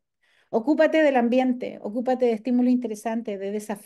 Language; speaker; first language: Spanish; native; Spanish